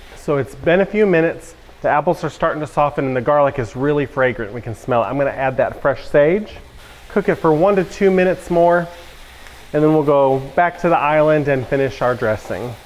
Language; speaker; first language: English; native; English